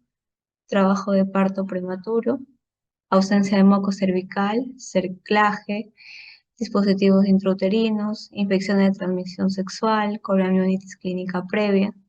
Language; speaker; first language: Spanish; native; Spanish